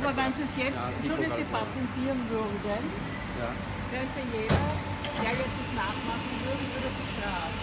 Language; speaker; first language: German; native; German